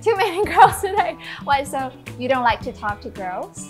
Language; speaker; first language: English; non-native, fluent; Chinese